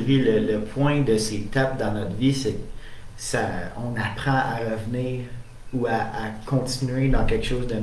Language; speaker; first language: French; native; French